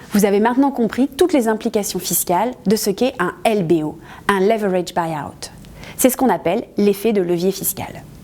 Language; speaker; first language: French; native; French